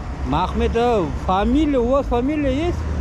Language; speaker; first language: Russian; non-native, local second language; Tuvinian